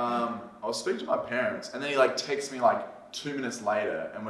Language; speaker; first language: English; native; English